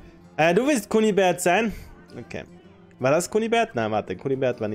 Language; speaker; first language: German; native; German